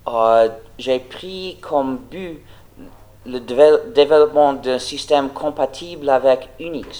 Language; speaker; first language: French; non-native, fluent; English